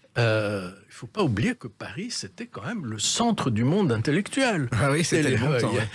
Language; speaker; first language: French; native; French